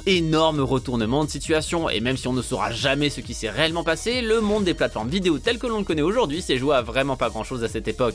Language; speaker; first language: French; native; French